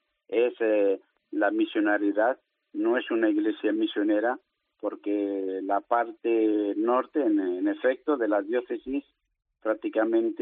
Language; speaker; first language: Spanish; native; Spanish